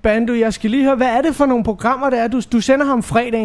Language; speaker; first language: Danish; native; Danish